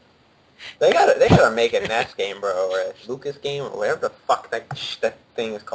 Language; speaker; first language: English; native; English